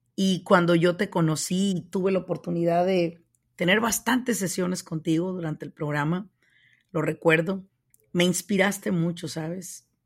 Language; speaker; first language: Spanish; native; Spanish